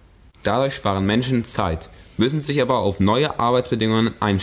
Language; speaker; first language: German; native; German